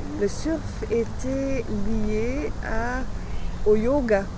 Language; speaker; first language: French; non-native, fluent; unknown